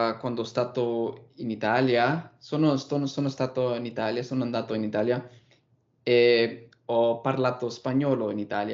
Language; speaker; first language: Italian; non-native, learner; English